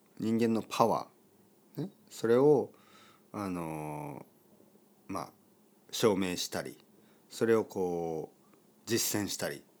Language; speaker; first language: Japanese; native; Japanese